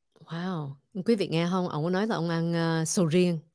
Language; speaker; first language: Vietnamese; early bilingual, heritage; Vietnamese